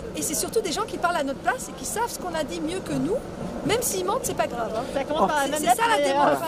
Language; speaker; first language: French; native; French